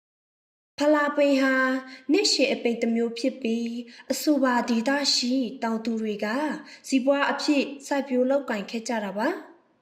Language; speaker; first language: Burmese; non-native, local second language; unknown